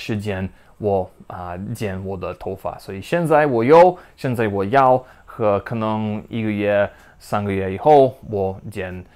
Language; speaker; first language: Chinese; non-native, learner; English